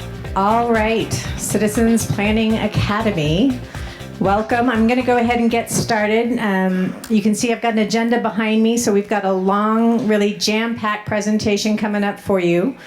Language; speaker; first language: English; native; English